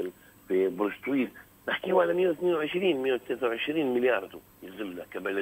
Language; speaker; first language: Arabic; native; Arabic